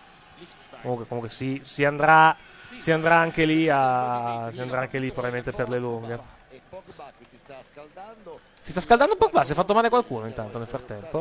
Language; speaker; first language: Italian; native; Italian